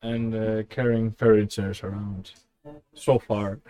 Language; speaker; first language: English; non-native, fluent; Greek